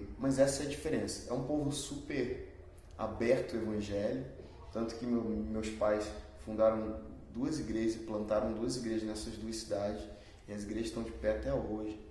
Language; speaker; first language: Portuguese; early bilingual, other home language; Spanish